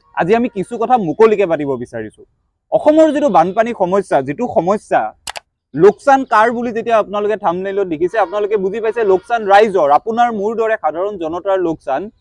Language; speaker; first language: Assamese; native; Assamese